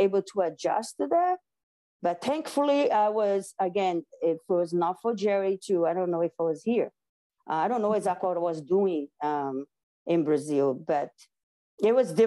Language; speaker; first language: English; non-native, fluent; Portuguese